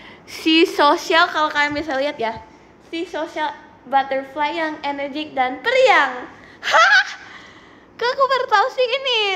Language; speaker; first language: Indonesian; native; Indonesian